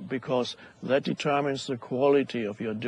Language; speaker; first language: English; non-native, fluent; German